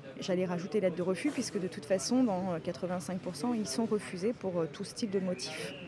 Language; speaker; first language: French; native; French